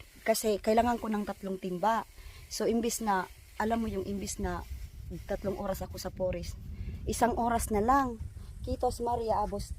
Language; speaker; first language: Filipino; non-native, local second language; Waray